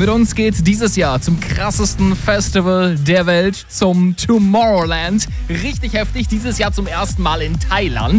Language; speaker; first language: German; native; German